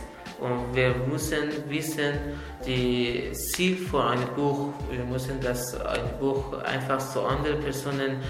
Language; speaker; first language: German; non-native, learner; Azerbaijani